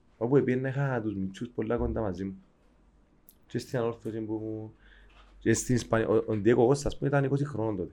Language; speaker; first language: Greek; native; Greek